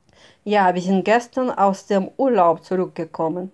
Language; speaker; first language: German; non-native, fluent; Russian